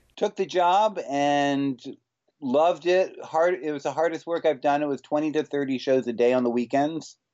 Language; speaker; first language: English; native; English